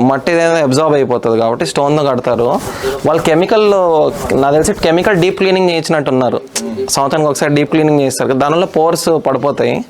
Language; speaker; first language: Telugu; non-native, local second language; Hindi